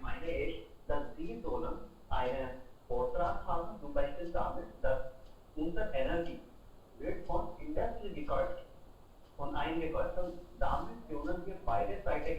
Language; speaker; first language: German; non-native, learner; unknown